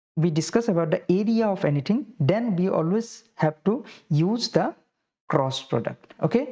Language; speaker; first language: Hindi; non-native, local second language; Assamese